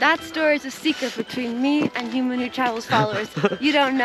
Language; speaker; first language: English; native; English